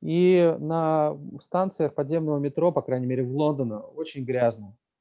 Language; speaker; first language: Russian; native; Russian